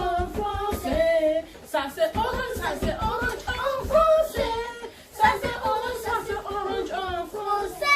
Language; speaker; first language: French; non-native, learner; Igbo